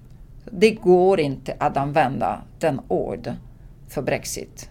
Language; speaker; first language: Swedish; non-native, fluent; Italian